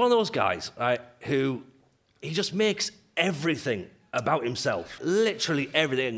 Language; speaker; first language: English; native; English